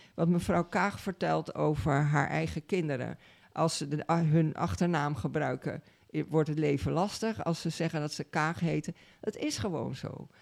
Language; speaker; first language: Dutch; native; Dutch